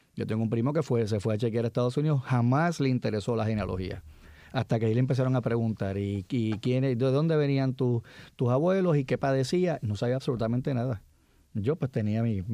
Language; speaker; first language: Spanish; native; Spanish